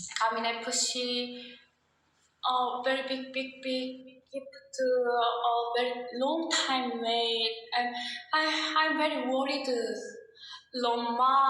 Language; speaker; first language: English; non-native, learner; Thai